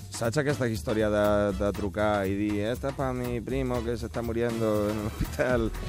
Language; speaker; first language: Catalan; early bilingual, other home language; Spanish